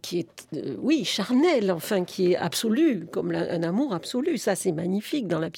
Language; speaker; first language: French; native; French